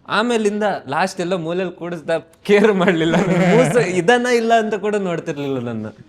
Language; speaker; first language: Kannada; native; Kannada